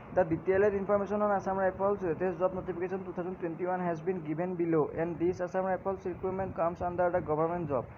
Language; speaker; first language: English; non-native, local second language; Assamese